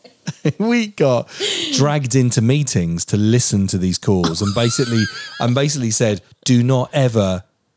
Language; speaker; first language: English; native; English